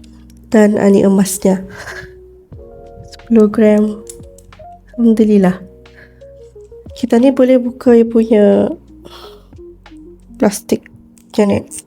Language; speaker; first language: Malay; native; Malay